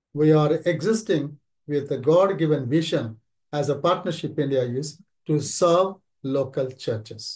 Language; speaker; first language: English; non-native, local second language; Telugu